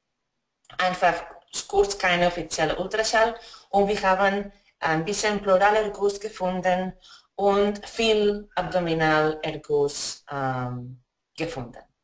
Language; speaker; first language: German; non-native, fluent; Spanish